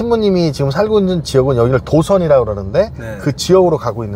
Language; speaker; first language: Korean; native; Korean